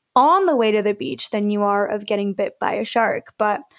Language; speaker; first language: English; early bilingual, other home language; Spanish